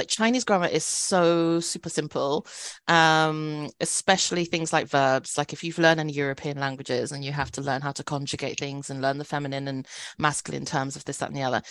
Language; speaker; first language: English; native; English